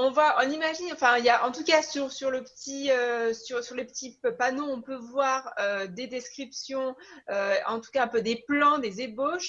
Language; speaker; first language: French; native; French